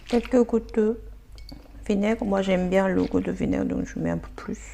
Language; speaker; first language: French; non-native, learner; Korean